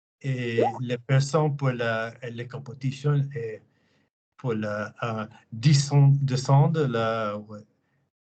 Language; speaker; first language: French; non-native, learner; English